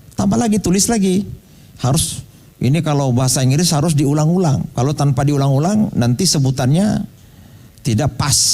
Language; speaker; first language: Indonesian; non-native, local second language; Buginese